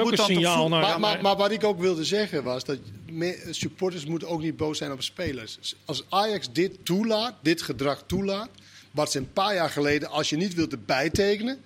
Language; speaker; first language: Dutch; non-native, fluent; Danish